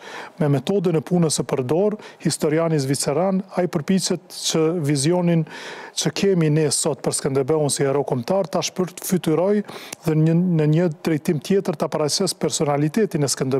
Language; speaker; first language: Albanian; native; Albanian